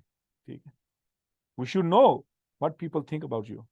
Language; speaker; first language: English; non-native, local second language; Urdu